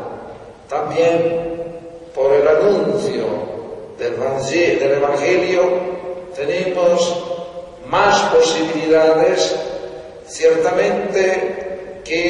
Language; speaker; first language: Spanish; non-native, fluent; Italian